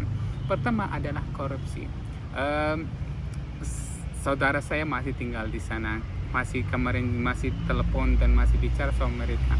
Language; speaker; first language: Indonesian; non-native, fluent; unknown